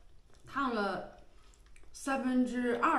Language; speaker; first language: Chinese; native; Chinese